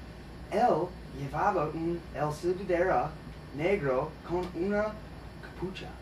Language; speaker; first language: Spanish; non-native, learner; English